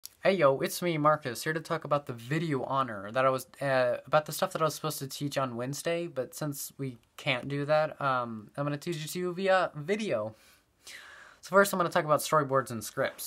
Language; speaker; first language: English; native; English